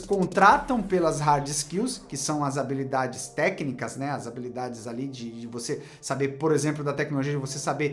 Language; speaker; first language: Portuguese; native; Portuguese